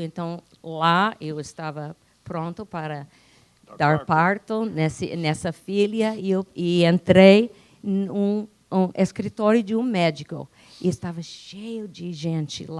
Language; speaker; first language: Portuguese; non-native, fluent; English